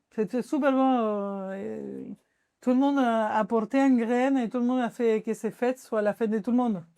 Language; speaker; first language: French; non-native, fluent; Spanish